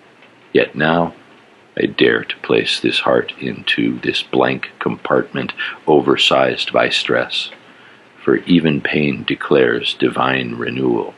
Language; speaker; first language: English; native; English